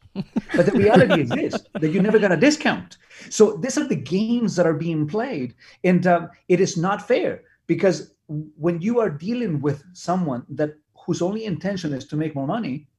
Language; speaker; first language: English; non-native, fluent; Spanish